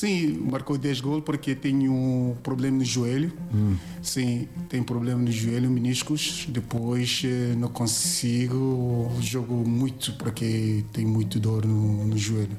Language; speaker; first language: Portuguese; non-native, learner; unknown